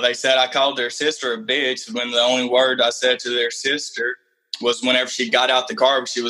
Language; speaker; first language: English; native; English